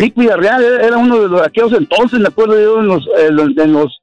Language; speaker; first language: Spanish; early bilingual, heritage; Spanish